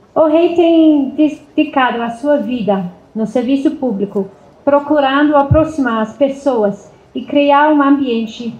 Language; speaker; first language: Portuguese; non-native, fluent; English